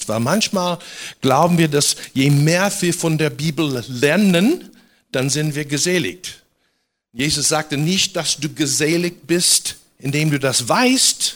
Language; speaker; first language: German; non-native, fluent; English